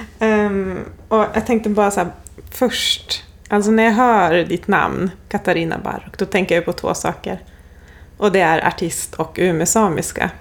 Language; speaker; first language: Swedish; native; Swedish